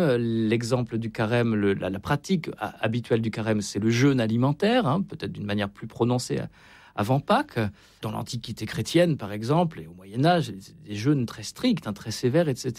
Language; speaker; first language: French; native; French